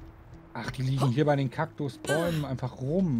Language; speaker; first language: German; native; German